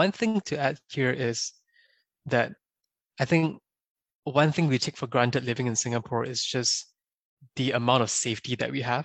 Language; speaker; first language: English; native; English